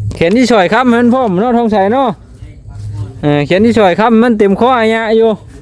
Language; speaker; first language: Thai; native; Thai